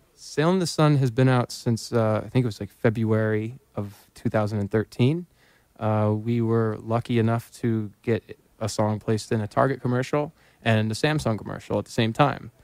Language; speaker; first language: English; native; English